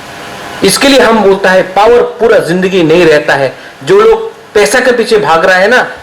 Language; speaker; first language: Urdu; non-native, local second language; Kok Borok